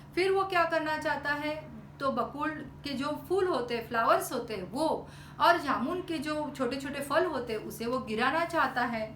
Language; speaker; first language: Hindi; non-native, local second language; Marathi